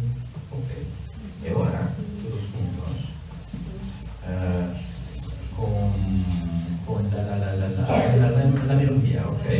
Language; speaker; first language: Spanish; non-native, learner; Italian